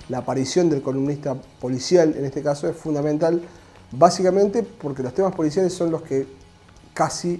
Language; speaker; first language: Spanish; native; Spanish